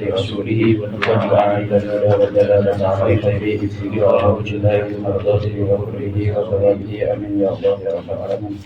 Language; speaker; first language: Arabic; non-native, fluent; Indonesian